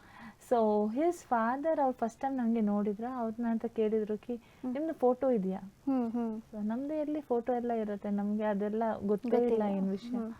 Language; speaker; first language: Kannada; non-native, learner; Hindi